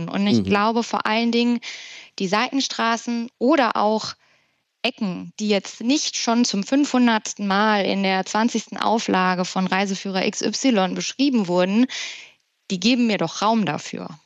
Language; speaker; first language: German; native; German